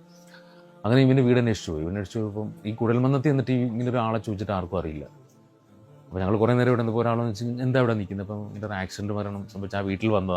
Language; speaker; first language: Malayalam; native; Malayalam